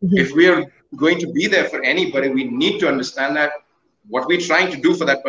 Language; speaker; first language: English; non-native, local second language; Hindi